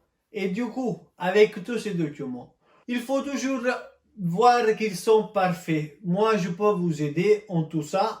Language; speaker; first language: French; non-native, fluent; Italian